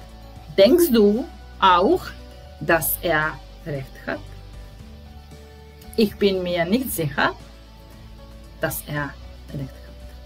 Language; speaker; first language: German; non-native, fluent; Serbian